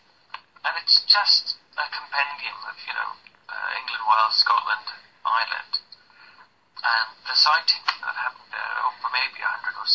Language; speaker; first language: English; native; English